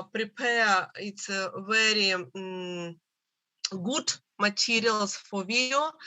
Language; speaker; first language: English; non-native, learner; Russian